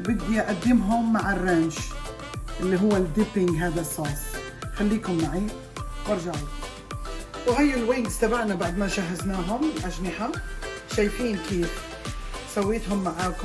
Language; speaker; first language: Arabic; native; Arabic